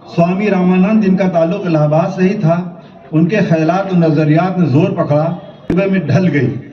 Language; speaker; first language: Urdu; native; Urdu